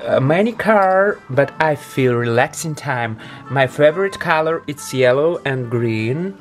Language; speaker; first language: English; non-native, learner; Russian